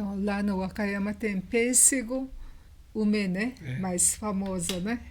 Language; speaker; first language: Portuguese; non-native, learner; Japanese